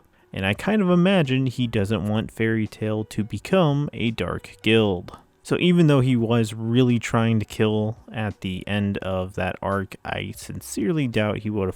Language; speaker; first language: English; native; English